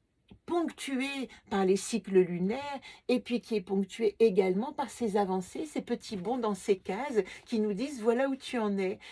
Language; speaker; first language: French; native; French